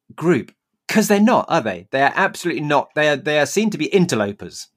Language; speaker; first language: English; native; English